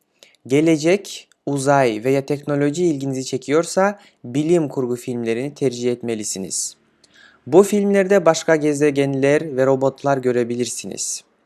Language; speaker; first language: Turkish; non-native, fluent; Kyrgyz